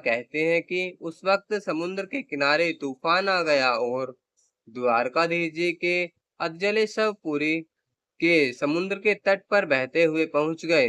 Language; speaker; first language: Hindi; native; Hindi